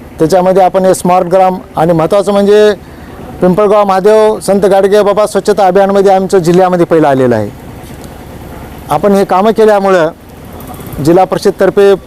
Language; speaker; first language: Marathi; native; Marathi